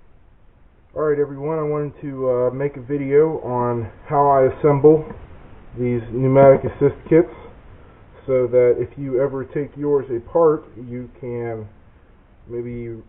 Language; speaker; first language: English; native; English